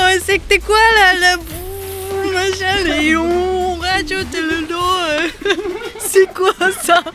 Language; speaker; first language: French; non-native, learner; Japanese